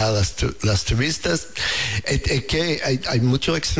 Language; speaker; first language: Spanish; non-native, learner; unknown